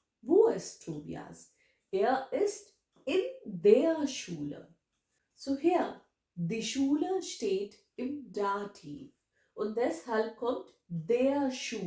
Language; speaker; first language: German; non-native, fluent; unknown